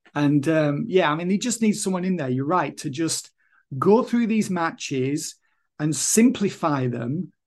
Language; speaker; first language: English; native; English